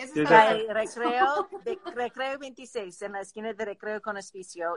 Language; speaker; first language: Spanish; non-native, learner; English